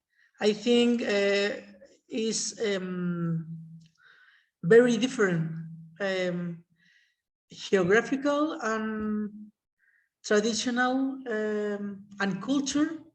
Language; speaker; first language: English; non-native, learner; Spanish